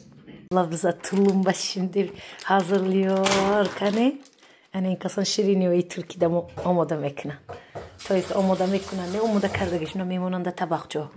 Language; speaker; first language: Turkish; non-native, learner; Persian